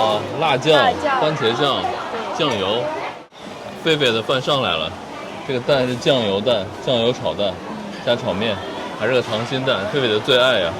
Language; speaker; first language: Chinese; native; Chinese